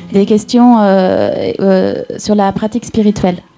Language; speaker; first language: French; native; French